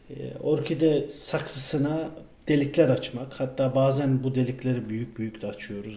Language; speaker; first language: Turkish; native; Turkish